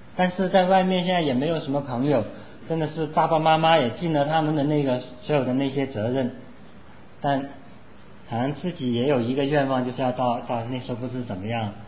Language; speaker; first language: Chinese; non-native, local second language; Cantonese